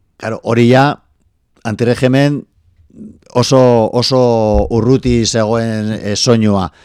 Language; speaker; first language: Basque; non-native, local second language; Spanish